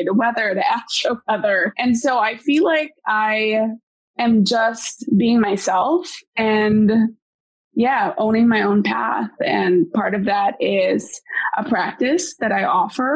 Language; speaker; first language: English; non-native, local second language; Hiligaynon